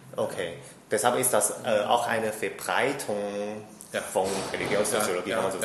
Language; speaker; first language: German; non-native, fluent; Chinese